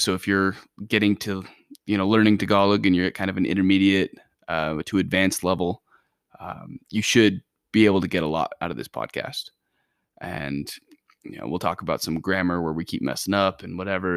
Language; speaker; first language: English; native; English